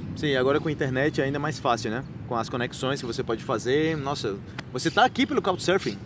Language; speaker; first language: Portuguese; native; Portuguese